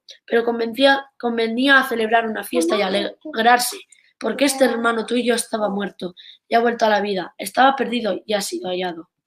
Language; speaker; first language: Spanish; native; Spanish